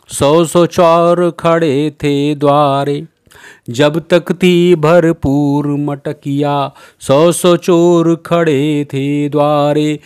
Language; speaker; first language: Hindi; native; Hindi